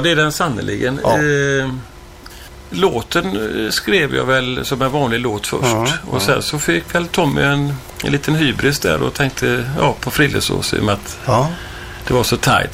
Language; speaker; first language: Swedish; native; Swedish